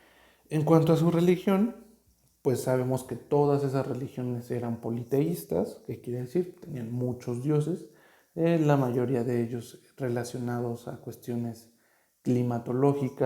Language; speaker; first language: Spanish; native; Spanish